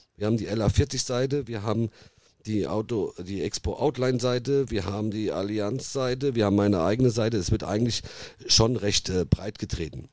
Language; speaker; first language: German; early bilingual, other home language; Italian